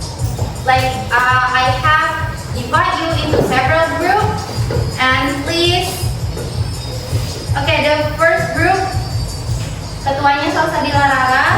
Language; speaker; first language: English; non-native, learner; Indonesian